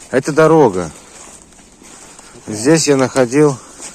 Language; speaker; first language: Russian; native; Russian